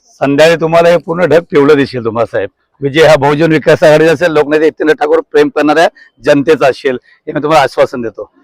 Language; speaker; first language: Marathi; native; Marathi